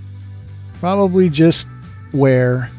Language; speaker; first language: English; native; English